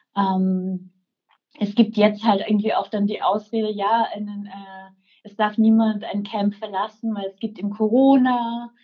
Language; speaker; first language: German; native; German